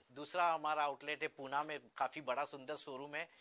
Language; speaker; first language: Hindi; non-native, local second language; Gujarati